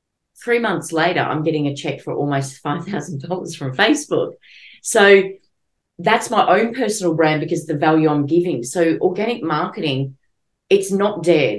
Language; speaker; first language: English; native; English